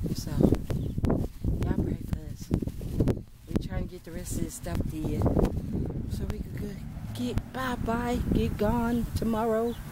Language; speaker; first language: English; native; English